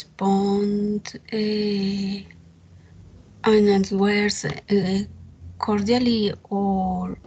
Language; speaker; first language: English; non-native, learner; Spanish